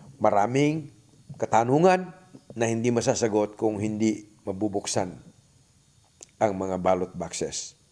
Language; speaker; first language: Filipino; native; Filipino